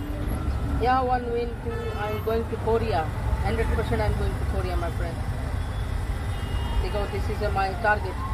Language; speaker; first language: English; non-native, learner; Hindi